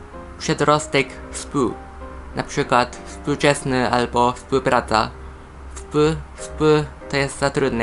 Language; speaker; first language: Polish; non-native, fluent; Japanese